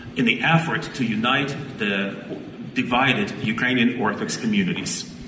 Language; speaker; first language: English; non-native, fluent; Ukrainian